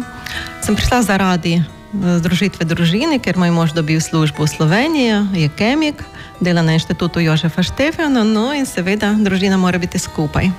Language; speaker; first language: Slovenian; non-native, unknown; Ukrainian